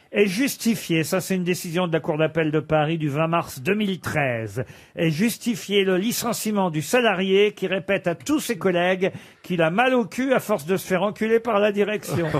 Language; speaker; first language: French; native; French